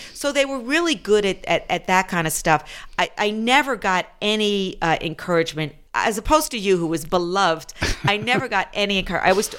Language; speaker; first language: English; native; English